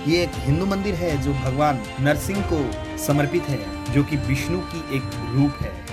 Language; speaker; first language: Hindi; non-native, local second language; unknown